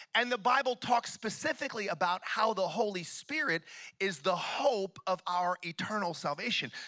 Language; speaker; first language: English; native; English